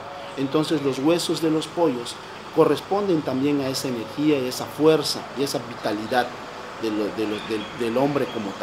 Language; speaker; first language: Spanish; native; Spanish